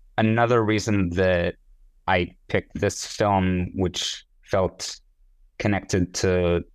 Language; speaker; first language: English; non-native, fluent; Hebrew